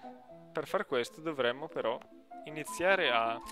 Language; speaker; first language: Italian; native; Italian